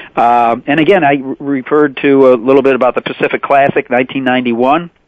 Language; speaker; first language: English; native; English